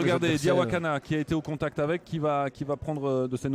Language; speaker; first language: French; native; French